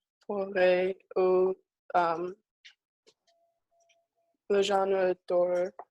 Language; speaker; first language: French; non-native, learner; English